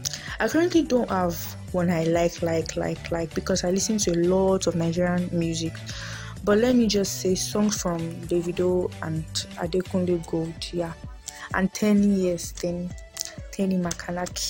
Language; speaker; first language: English; non-native, local second language; Yoruba